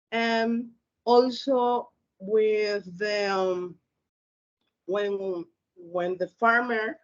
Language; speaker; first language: English; non-native, learner; Spanish